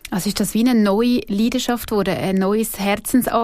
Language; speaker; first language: German; native; German